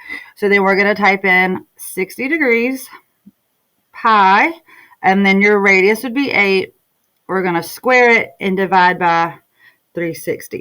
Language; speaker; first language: English; native; English